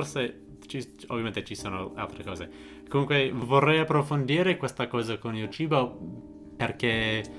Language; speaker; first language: Italian; non-native, fluent; English